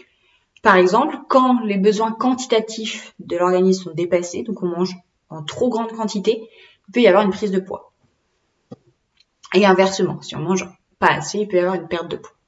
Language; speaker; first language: French; native; French